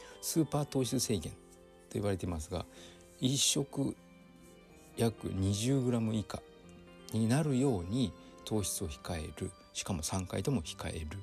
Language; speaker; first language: Japanese; native; Japanese